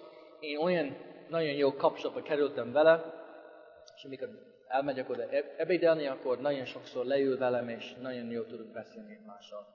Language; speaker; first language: Hungarian; non-native, fluent; English